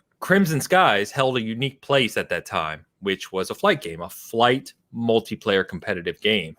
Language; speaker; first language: English; native; English